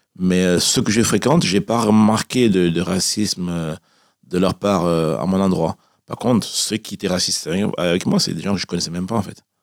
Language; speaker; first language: French; early bilingual, other home language; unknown